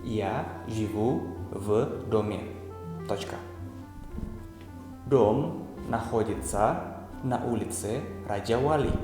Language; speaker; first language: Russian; non-native, fluent; Indonesian